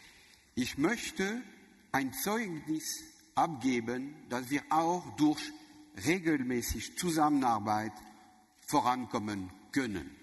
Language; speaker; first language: German; non-native, learner; French